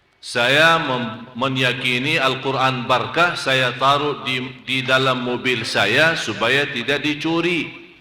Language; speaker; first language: Malay; non-native, fluent; Arabic